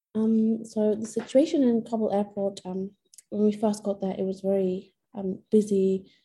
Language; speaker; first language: English; non-native, fluent; Persian